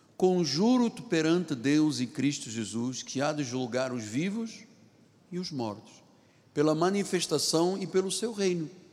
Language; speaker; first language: Portuguese; non-native, local second language; Tsonga